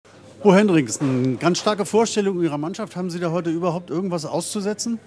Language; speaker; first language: German; native; German